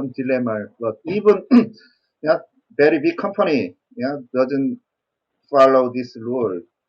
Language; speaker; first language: English; non-native, learner; Korean